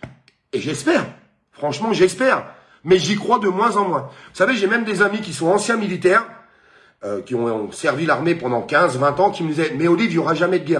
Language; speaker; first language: French; native; French